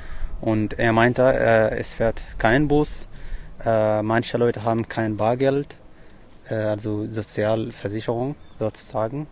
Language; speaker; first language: German; non-native, learner; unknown